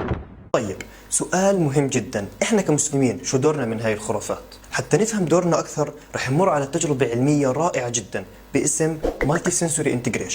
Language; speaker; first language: Arabic; native; Arabic